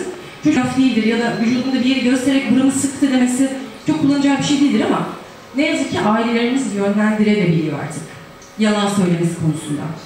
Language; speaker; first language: Turkish; native; Turkish